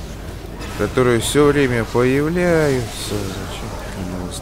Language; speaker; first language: Russian; native; Russian